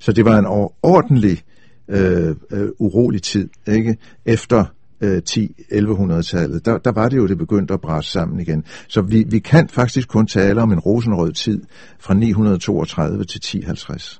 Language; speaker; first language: Danish; native; Danish